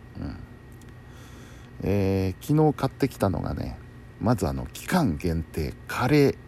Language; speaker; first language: Japanese; native; Japanese